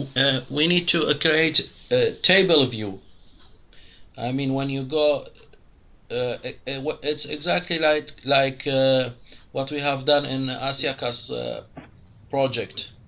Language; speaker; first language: English; non-native, fluent; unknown